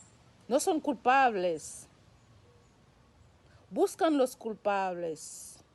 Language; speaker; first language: Spanish; non-native, local second language; Haitian Creole